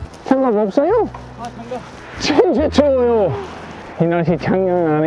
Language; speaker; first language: Korean; non-native, learner; English